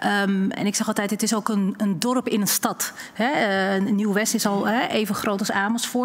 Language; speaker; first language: Dutch; native; Dutch